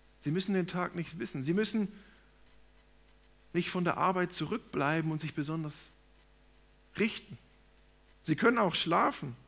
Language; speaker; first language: German; native; German